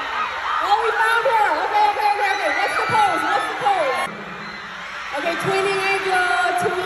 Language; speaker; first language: English; non-native, local second language; Filipino